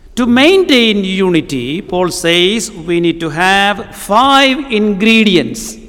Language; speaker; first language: English; non-native, local second language; Malayalam